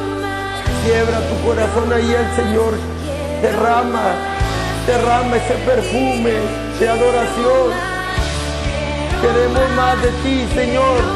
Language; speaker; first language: Spanish; native; Spanish